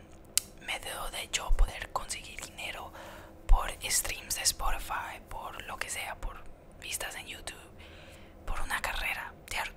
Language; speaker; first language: Spanish; early bilingual, heritage; Spanish